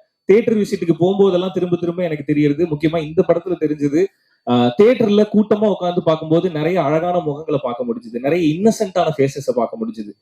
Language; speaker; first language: Tamil; native; Tamil